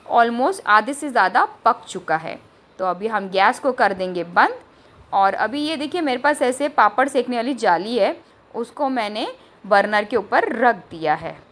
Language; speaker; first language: Hindi; non-native, local second language; Marathi